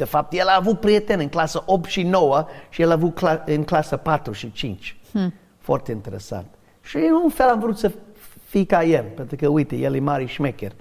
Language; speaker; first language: Romanian; non-native, learner; English